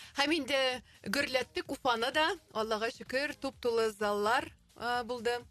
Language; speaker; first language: Tatar; non-native, local second language; Russian